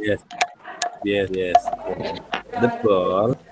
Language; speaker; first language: English; non-native, learner; Indonesian